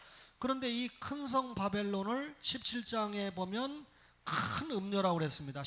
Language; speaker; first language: Korean; native; Korean